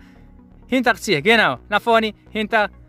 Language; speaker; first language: German; non-native, learner; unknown